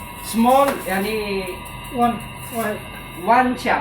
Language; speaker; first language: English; non-native, learner; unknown